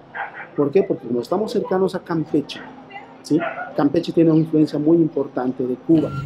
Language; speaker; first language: Spanish; native; Spanish